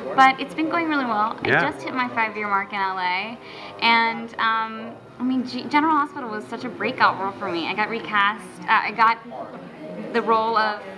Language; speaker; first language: English; native; English